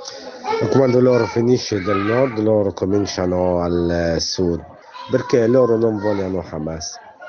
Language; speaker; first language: Italian; non-native, learner; Arabic